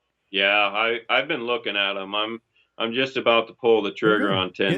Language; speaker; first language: English; native; English